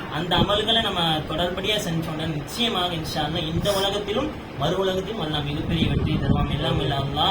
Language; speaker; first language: Tamil; native; Tamil